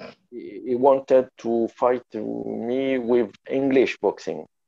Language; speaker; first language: English; non-native, learner; French